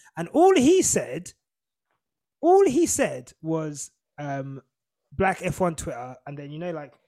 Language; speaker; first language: English; native; English